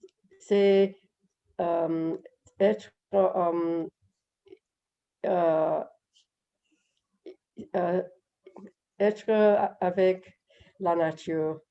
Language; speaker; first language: French; non-native, learner; English